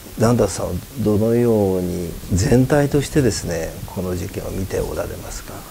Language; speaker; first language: Japanese; native; Japanese